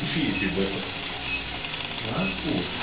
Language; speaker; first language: German; native; German